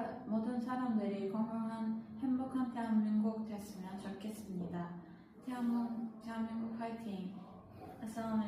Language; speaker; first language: Korean; non-native, learner; Uzbek